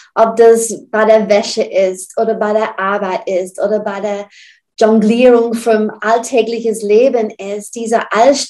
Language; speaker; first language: German; non-native, fluent; English